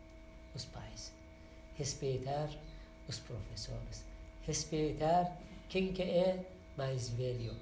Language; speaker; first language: Portuguese; non-native, learner; Persian